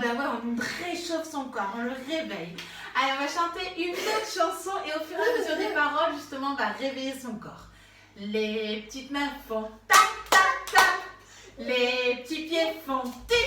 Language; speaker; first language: French; native; French